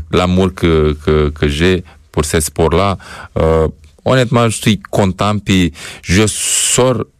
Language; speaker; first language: French; non-native, fluent; Romanian